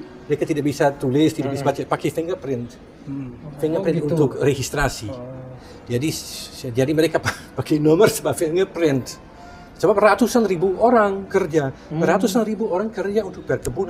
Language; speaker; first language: Indonesian; non-native, fluent; Dutch